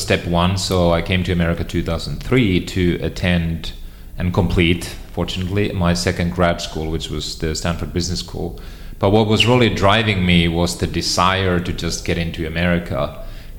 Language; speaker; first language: English; non-native, fluent; Finnish